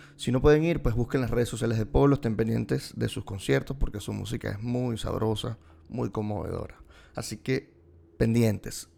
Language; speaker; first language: Spanish; native; Spanish